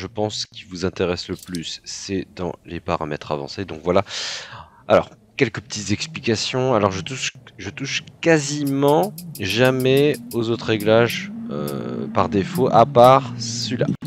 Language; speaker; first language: French; native; French